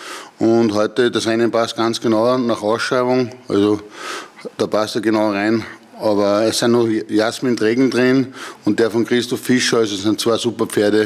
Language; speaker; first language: German; native; German